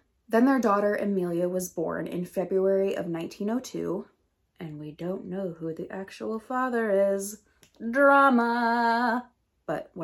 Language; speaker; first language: English; native; English